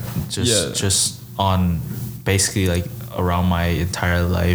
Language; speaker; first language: English; early bilingual, other home language; Chinese